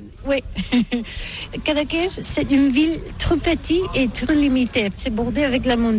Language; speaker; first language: French; non-native, learner; Catalan